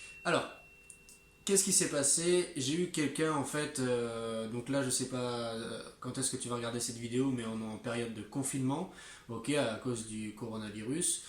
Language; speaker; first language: French; native; French